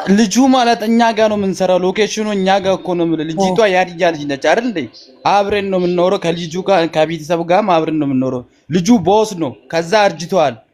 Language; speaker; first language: Amharic; non-native, local second language; Hadiyya